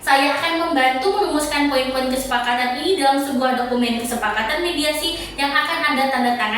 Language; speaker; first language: Indonesian; native; Indonesian